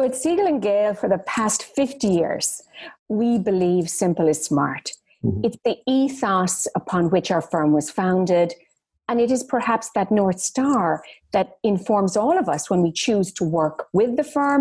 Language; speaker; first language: English; native; English